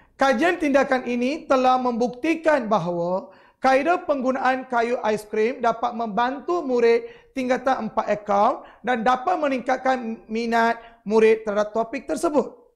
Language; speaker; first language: Malay; non-native, local second language; Tamil